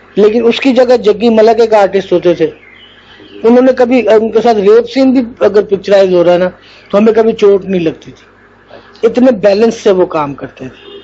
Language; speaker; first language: Urdu; non-native, local second language; Punjabi